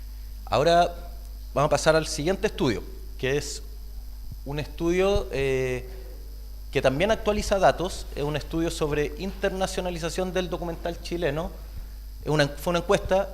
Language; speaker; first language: Spanish; native; Spanish